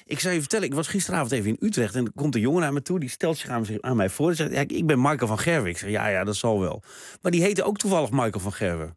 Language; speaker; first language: Dutch; native; Dutch